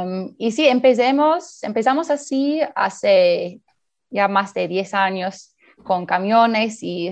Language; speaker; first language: Spanish; early bilingual, heritage; Spanish